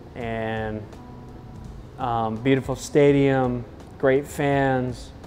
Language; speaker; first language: English; native; English